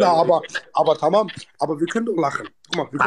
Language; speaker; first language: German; non-native, learner; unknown